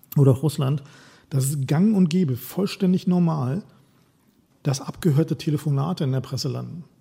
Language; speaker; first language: German; native; German